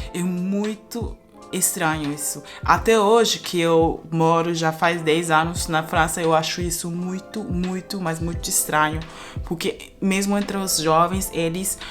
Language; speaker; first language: Portuguese; non-native, fluent; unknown